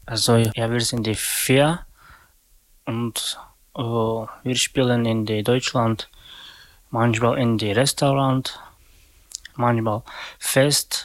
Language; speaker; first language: German; non-native, learner; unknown